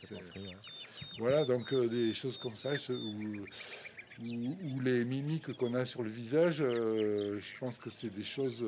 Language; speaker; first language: French; native; French